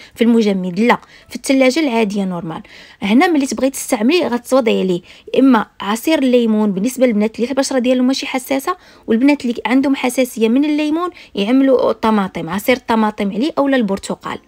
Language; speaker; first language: Arabic; native; Arabic